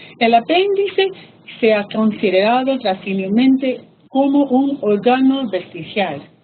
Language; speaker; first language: Spanish; early bilingual, heritage; Spanish